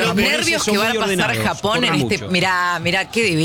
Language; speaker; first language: Spanish; native; Spanish